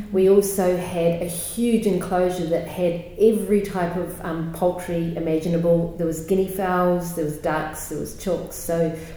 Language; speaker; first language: English; native; English